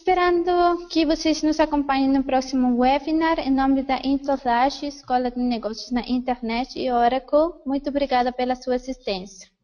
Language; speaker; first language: Portuguese; non-native, fluent; Spanish